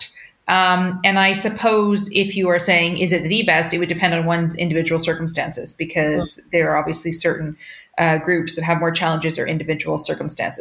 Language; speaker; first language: English; native; English